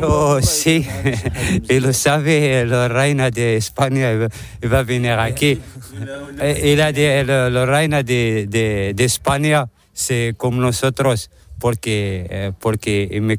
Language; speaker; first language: Spanish; non-native, learner; Arabic